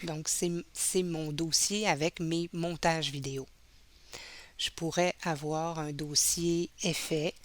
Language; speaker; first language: French; native; French